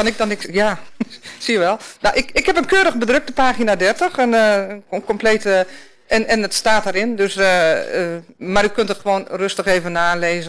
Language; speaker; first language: Dutch; native; Dutch